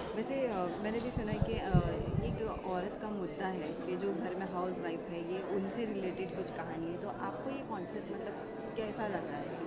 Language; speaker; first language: Hindi; native; Hindi